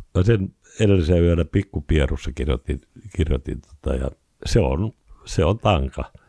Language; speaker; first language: Finnish; native; Finnish